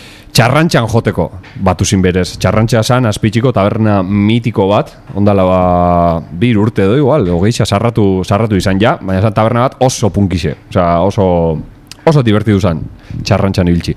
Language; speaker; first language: Basque; native; Basque